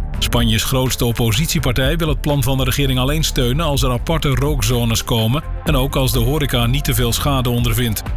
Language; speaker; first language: Dutch; native; Dutch